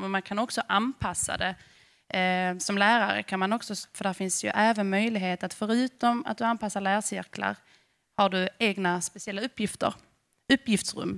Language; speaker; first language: Swedish; native; Swedish